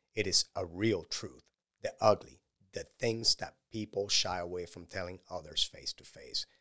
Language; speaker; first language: English; non-native, fluent; Spanish